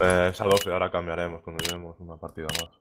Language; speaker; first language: Spanish; native; Spanish